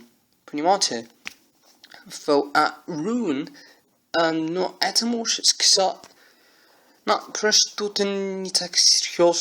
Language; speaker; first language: Russian; non-native, learner; English